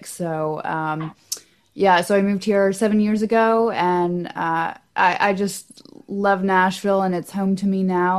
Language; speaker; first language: English; native; English